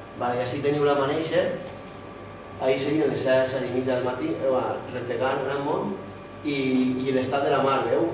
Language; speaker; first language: Catalan; native; Catalan